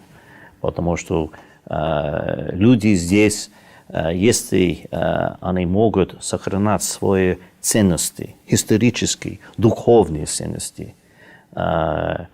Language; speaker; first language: Russian; non-native, fluent; English